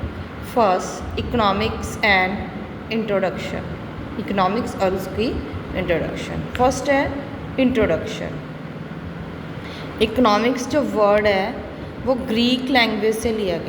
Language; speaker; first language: Hindi; native; Hindi